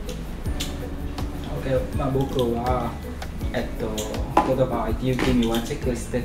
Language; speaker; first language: Japanese; non-native, learner; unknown